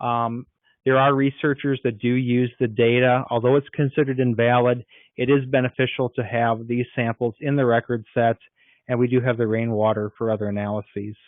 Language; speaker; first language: English; native; English